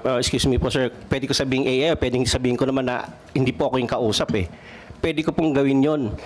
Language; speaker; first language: Filipino; non-native, local second language; Cebuano